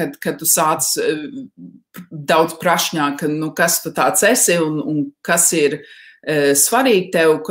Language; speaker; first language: Latvian; early bilingual, heritage; Latvian